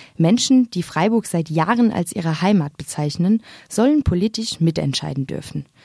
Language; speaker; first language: German; native; German